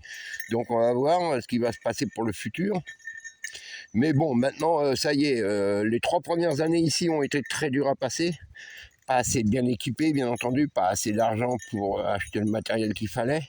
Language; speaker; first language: French; native; French